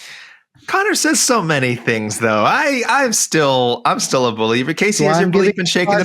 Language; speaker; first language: English; native; English